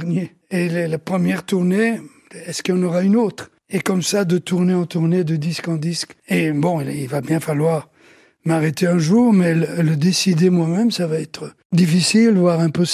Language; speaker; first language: French; early bilingual, other home language; Italian